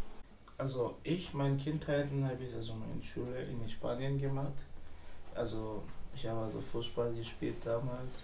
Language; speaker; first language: German; non-native, learner; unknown